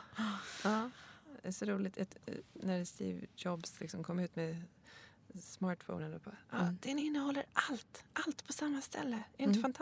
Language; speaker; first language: Swedish; native; Swedish